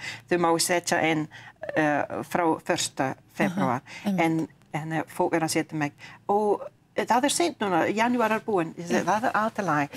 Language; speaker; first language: Icelandic; non-native, learner; English